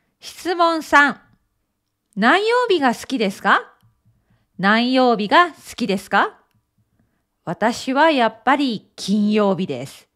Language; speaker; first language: Japanese; native; Japanese